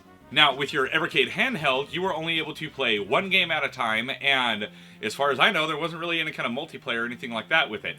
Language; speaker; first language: English; native; English